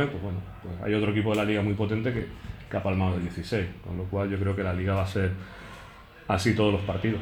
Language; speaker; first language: Spanish; native; Spanish